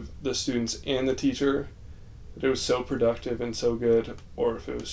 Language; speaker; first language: English; native; English